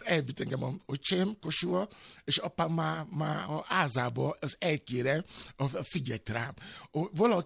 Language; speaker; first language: Hungarian; non-native, learner; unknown